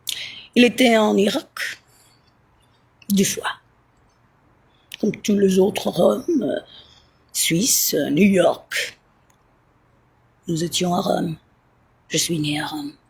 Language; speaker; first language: French; non-native, learner; Italian